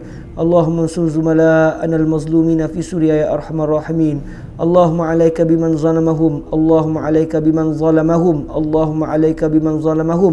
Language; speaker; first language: Arabic; non-native, fluent; Malay